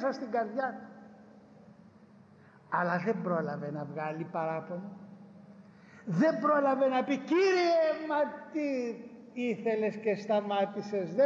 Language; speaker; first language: Greek; native; Greek